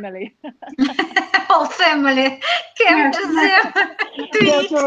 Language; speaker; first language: English; non-native, learner; Russian